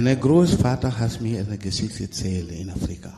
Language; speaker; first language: German; non-native, learner; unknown